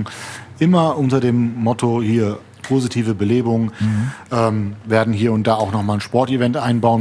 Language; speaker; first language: German; native; German